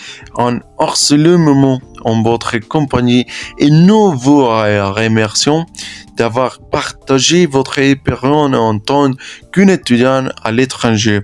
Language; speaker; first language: French; non-native, learner; Spanish